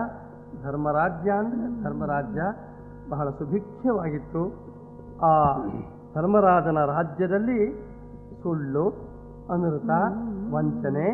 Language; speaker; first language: Kannada; native; Kannada